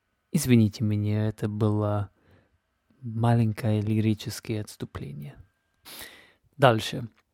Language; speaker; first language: Russian; non-native, fluent; English